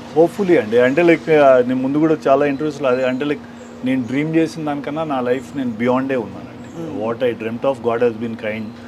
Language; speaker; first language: Telugu; native; Telugu